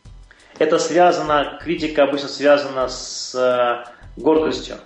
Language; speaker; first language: Russian; native; Russian